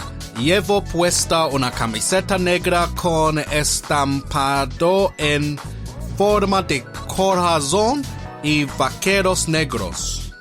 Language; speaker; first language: Spanish; non-native, learner; English